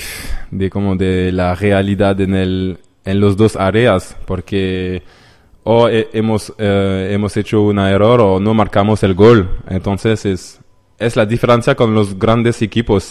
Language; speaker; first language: Spanish; non-native, learner; French